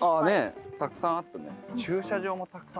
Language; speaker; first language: Japanese; native; Japanese